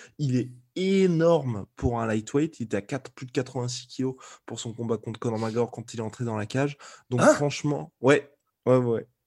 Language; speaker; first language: French; native; French